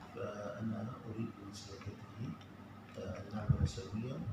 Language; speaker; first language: Arabic; native; Arabic